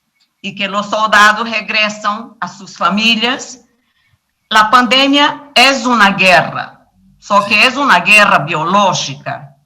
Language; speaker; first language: Spanish; non-native, learner; Portuguese